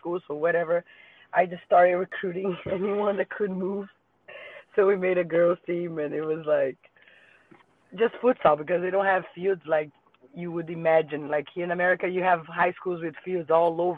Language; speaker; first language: English; non-native, fluent; Portuguese